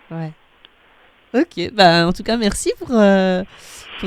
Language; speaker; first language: French; native; French